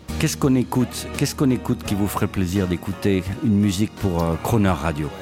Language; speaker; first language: French; native; French